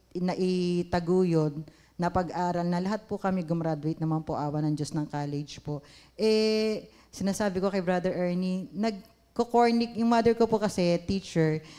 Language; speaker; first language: Filipino; native; Filipino